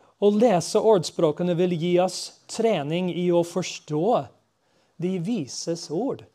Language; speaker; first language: Norwegian; non-native, fluent; English